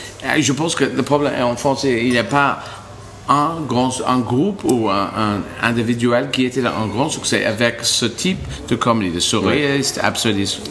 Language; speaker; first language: French; non-native, learner; English